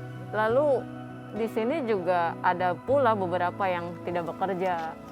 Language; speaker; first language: Indonesian; native; Indonesian